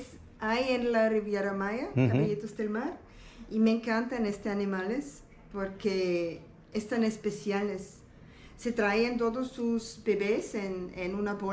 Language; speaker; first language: Spanish; non-native, learner; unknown